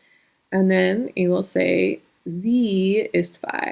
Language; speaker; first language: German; non-native, fluent; English